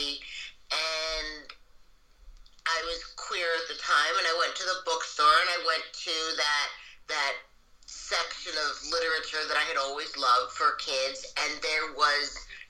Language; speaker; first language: English; native; English